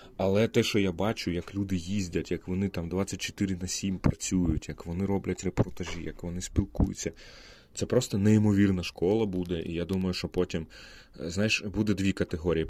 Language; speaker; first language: Ukrainian; non-native, local second language; Russian